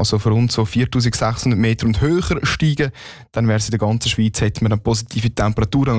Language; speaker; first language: German; native; German